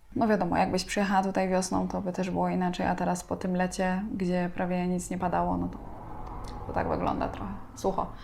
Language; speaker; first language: Polish; native; Polish